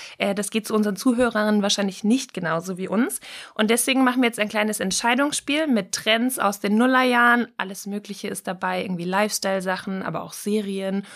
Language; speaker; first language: German; native; German